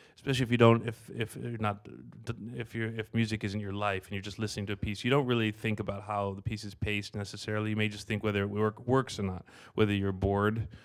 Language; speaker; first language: English; native; English